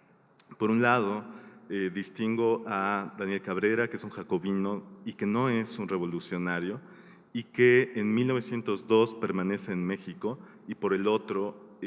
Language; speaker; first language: Spanish; native; Spanish